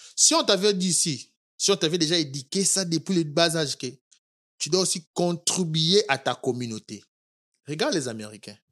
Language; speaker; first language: French; non-native, local second language; Lingala